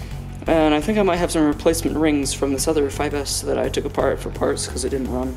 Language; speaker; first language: English; native; English